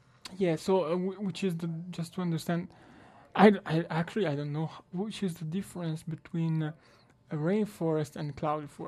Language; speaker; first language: English; non-native, learner; Italian